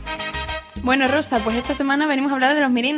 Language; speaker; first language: Spanish; native; Spanish